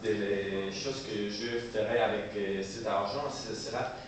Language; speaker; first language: French; non-native, learner; Spanish